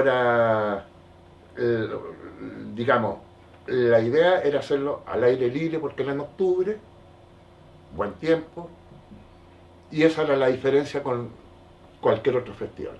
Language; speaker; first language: Spanish; native; Spanish